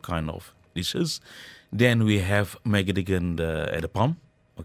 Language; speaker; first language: English; non-native, local second language; Malay